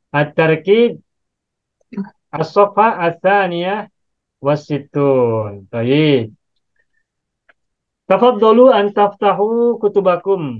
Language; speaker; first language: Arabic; non-native, fluent; Indonesian